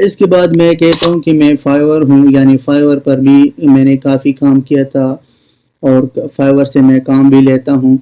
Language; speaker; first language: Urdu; non-native, local second language; Pashto